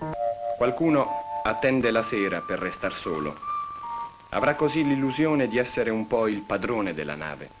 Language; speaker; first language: Italian; native; Italian